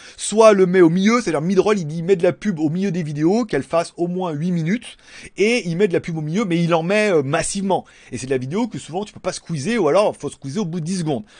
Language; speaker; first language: French; native; French